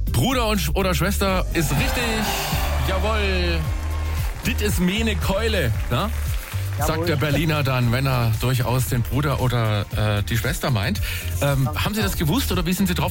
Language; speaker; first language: German; native; German